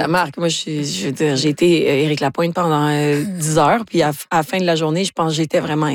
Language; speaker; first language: French; native; French